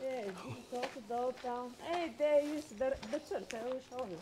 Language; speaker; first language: English; non-native, learner; Bulgarian